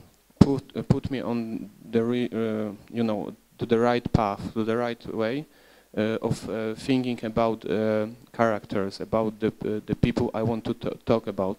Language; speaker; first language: English; non-native, learner; Polish